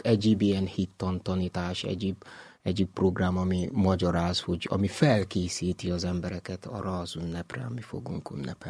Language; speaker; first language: Hungarian; non-native, learner; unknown